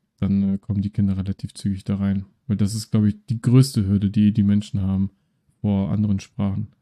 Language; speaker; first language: German; early bilingual, other home language; Russian